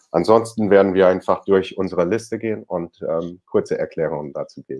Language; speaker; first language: German; non-native, fluent; English